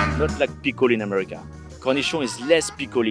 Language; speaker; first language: English; non-native, learner; French